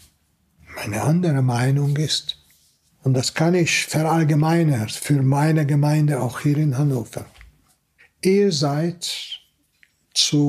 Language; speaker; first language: German; non-native, fluent; Hungarian